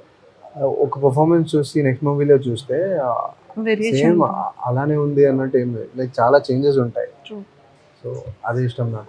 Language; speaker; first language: Telugu; non-native, fluent; Tamil